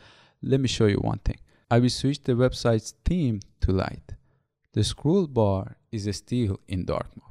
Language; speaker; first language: English; non-native, fluent; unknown